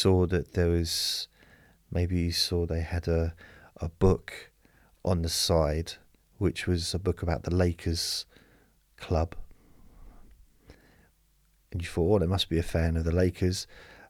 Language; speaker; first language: English; native; English